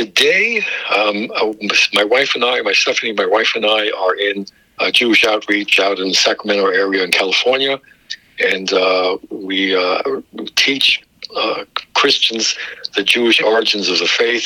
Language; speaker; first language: English; native; English